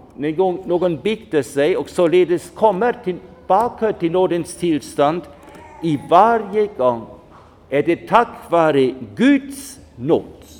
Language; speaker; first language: Swedish; non-native, fluent; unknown